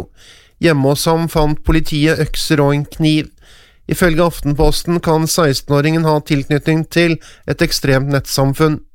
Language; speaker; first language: Norwegian; native; Norwegian